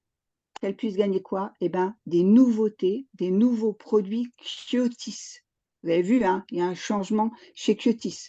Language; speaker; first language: French; native; French